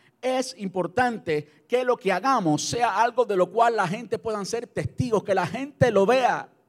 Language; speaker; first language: Spanish; native; Spanish